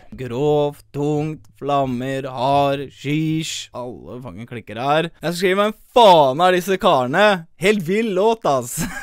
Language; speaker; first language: Norwegian; early bilingual, other home language; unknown